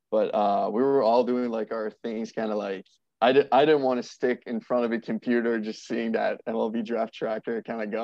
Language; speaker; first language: English; non-native, fluent; French